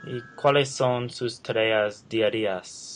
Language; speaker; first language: Spanish; non-native, learner; English